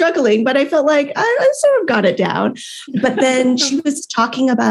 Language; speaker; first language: English; native; English